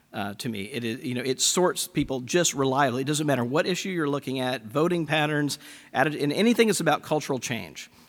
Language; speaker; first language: English; native; English